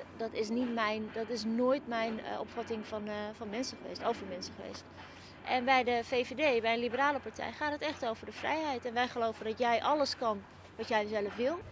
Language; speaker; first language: Dutch; early bilingual, other home language; Turkish